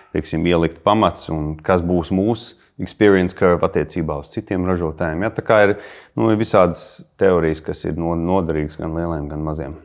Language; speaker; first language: Latvian; early bilingual, heritage; Latvian